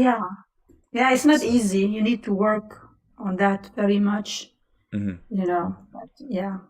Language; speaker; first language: English; non-native, fluent; Italian